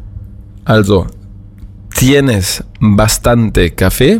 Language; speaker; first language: Spanish; non-native, fluent; German